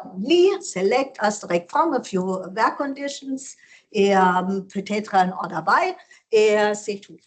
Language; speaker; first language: French; non-native, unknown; German